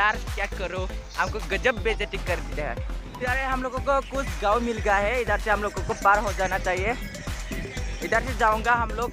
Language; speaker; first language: Hindi; non-native, local second language; Bodo